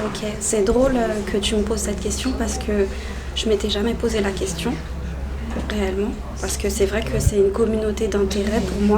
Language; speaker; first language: French; early bilingual, other home language; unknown